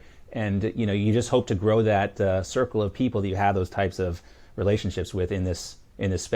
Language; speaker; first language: English; native; English